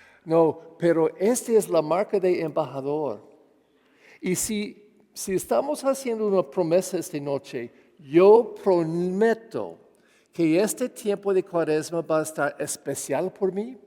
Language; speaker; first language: Spanish; non-native, fluent; English